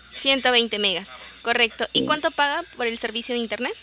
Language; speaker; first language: Spanish; native; Spanish